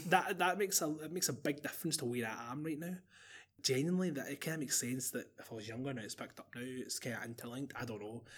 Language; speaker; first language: English; native; English